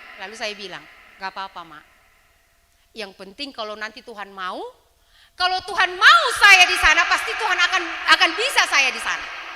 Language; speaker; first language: Indonesian; native; Indonesian